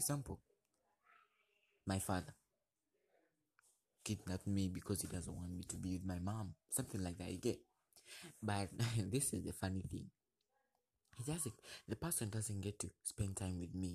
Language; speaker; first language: English; non-native, local second language; Ganda